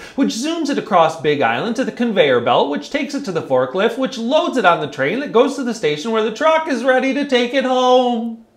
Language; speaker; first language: English; native; English